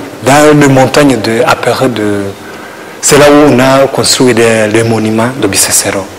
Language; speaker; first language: French; non-native, learner; Kinyarwanda